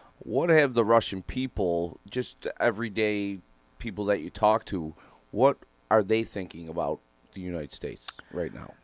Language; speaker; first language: English; native; English